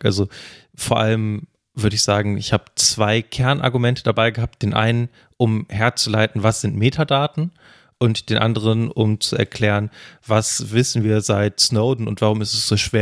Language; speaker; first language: German; native; German